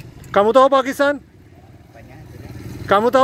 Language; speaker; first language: Indonesian; non-native, learner; Urdu